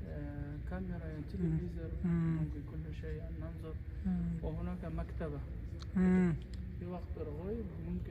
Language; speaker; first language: Arabic; non-native, learner; Kazakh